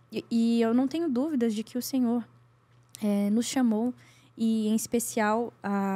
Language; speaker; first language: Portuguese; native; Portuguese